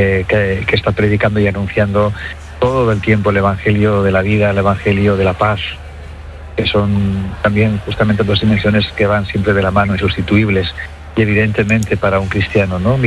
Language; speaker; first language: Spanish; native; Spanish